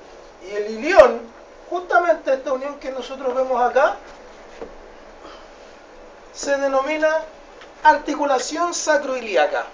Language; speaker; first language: Spanish; native; Spanish